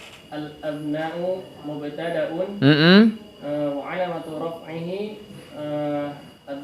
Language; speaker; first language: Arabic; non-native, learner; Indonesian